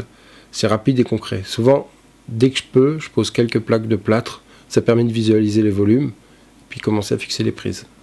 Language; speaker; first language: French; native; French